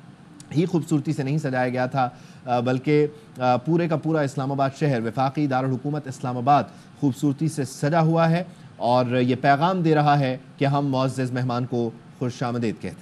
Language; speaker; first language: Urdu; native; Urdu